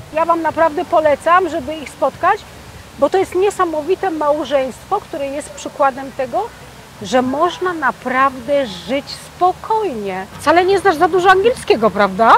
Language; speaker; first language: Polish; native; Polish